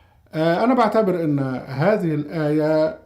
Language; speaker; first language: Arabic; native; Arabic